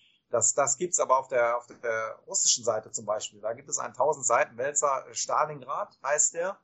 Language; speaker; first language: German; native; German